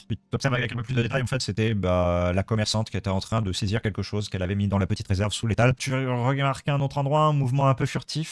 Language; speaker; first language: French; native; French